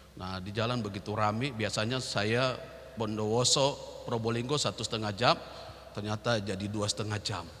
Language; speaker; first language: Indonesian; native; Indonesian